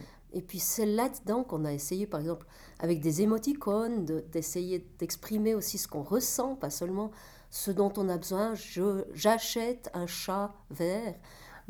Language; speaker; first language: French; native; French